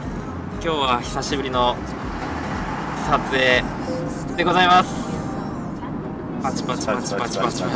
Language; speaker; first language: Japanese; native; Japanese